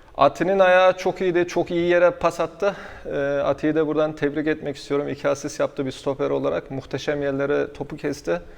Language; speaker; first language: Turkish; early bilingual, heritage; Turkish